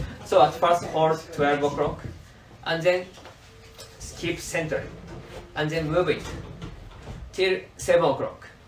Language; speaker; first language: English; non-native, learner; Japanese